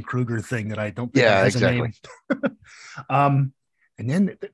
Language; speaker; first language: English; native; English